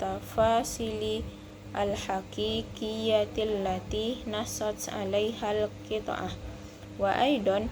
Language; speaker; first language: Arabic; non-native, learner; Indonesian